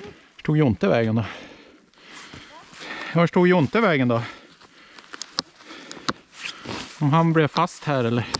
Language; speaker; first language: Swedish; native; Swedish